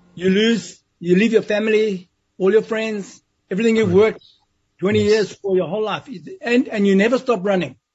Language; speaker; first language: English; native; English